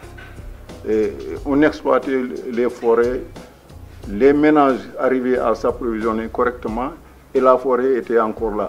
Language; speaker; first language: French; non-native, local second language; Wolof